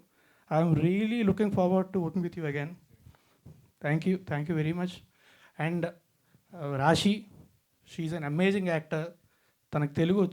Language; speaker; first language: Telugu; native; Telugu